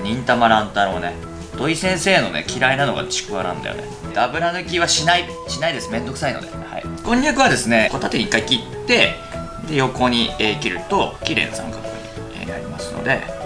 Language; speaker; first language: Japanese; native; Japanese